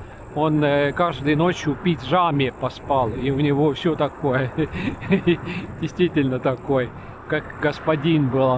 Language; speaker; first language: Russian; non-native, learner; Estonian